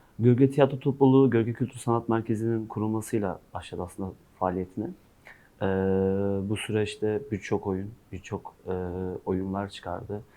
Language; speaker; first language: Turkish; non-native, local second language; Kurdish